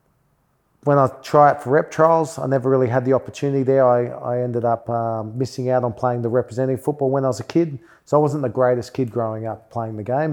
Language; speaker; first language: English; native; English